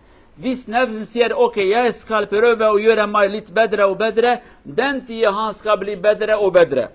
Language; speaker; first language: Norwegian; non-native, learner; Central Kurdish